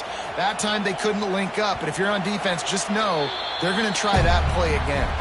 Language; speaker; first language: English; native; English